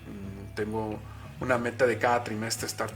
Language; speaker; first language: Spanish; native; Spanish